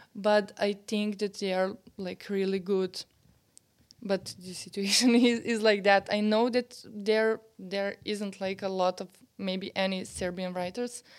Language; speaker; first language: English; non-native, fluent; Serbian